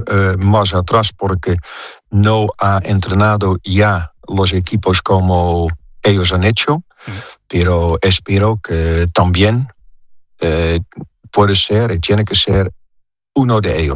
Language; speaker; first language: Spanish; non-native, fluent; Dutch